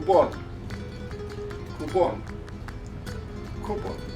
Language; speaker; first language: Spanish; non-native, fluent; English